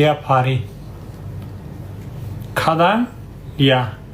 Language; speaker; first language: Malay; non-native, learner; Turkish